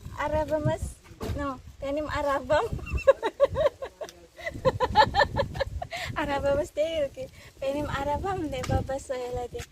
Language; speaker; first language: Turkish; non-native, learner; Indonesian